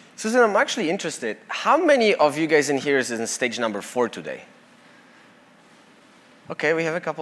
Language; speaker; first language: English; non-native, fluent; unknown